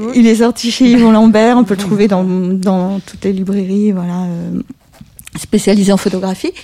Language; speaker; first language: French; native; French